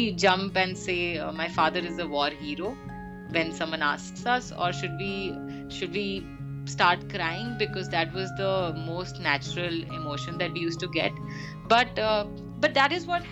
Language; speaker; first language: English; non-native, local second language; Hindi